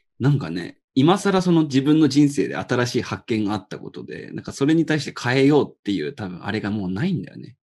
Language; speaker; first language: Japanese; native; Japanese